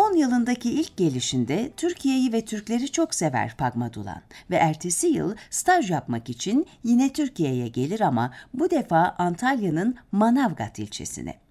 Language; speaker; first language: Turkish; native; Turkish